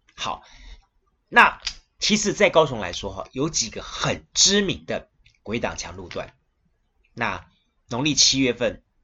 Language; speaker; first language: Chinese; native; Chinese